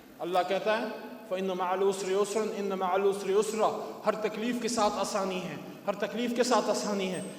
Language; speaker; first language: Urdu; non-native, local second language; Pashto